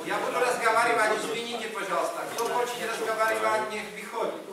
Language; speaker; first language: Russian; non-native, learner; Czech